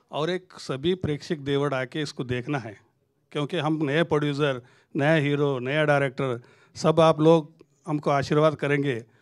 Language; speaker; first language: Hindi; non-native, local second language; Marathi